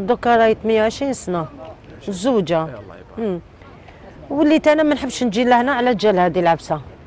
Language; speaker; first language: Arabic; native; Arabic